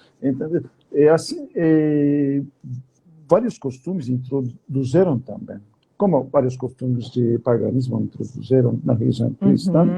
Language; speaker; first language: Portuguese; non-native, fluent; Turkish